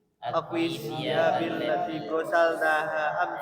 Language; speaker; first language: Arabic; non-native, learner; Indonesian